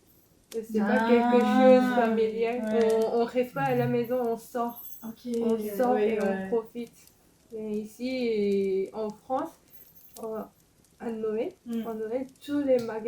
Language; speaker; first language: French; non-native, fluent; Korean